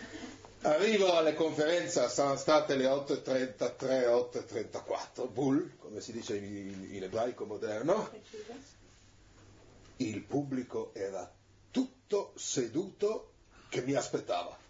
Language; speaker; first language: Italian; native; Italian